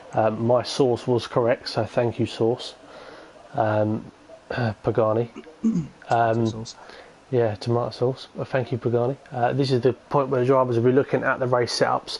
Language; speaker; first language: English; native; English